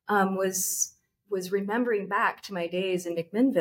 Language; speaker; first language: English; native; English